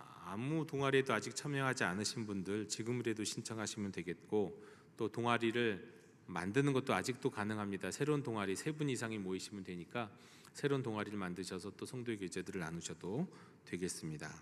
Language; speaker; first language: Korean; native; Korean